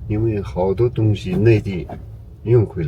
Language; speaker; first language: Chinese; non-native, local second language; Tibetan